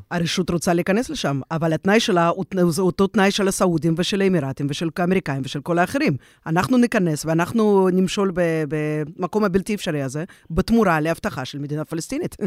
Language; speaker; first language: Hebrew; non-native, fluent; Russian